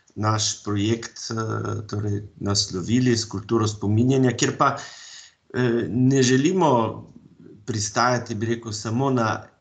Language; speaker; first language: Slovenian; native; Slovenian